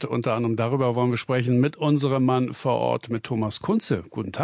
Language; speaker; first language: German; native; German